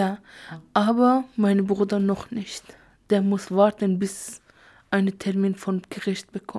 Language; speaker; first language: German; non-native, learner; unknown